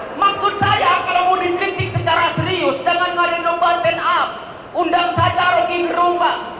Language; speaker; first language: Indonesian; non-native, local second language; Madurese